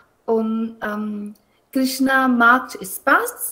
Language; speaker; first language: German; non-native, learner; Hindi